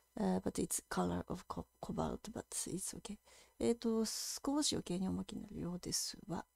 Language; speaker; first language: Japanese; native; Japanese